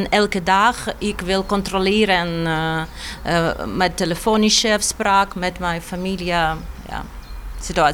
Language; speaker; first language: Dutch; non-native, learner; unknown